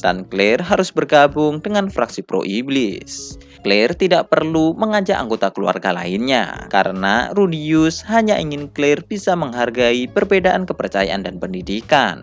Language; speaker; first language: Indonesian; native; Indonesian